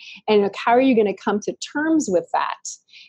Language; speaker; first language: English; native; English